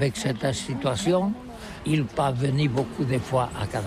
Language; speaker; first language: French; non-native, local second language; Catalan